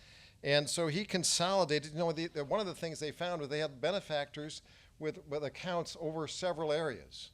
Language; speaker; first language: English; native; English